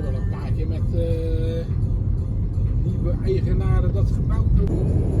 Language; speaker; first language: Dutch; native; Dutch